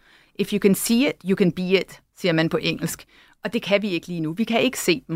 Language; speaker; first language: Danish; native; Danish